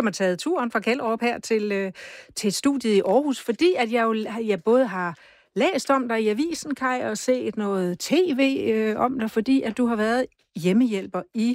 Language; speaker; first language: Danish; native; Danish